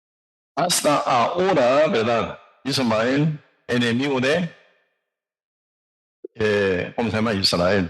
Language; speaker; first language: Spanish; non-native, learner; Korean